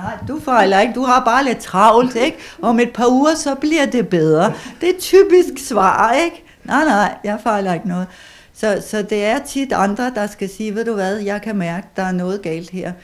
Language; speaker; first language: Danish; native; Danish